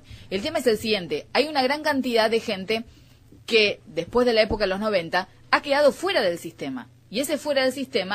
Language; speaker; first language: Spanish; native; Spanish